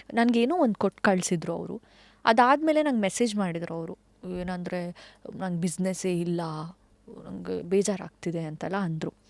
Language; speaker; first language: Kannada; non-native, local second language; Tulu